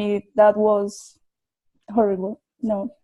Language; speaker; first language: English; non-native, learner; Spanish